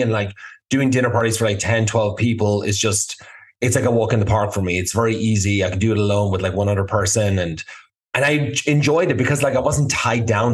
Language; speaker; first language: English; native; English